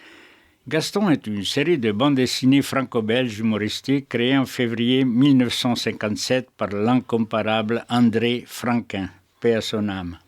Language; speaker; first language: French; native; French